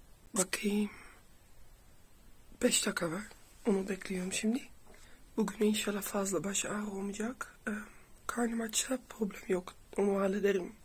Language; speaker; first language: Turkish; early bilingual, heritage; Turkish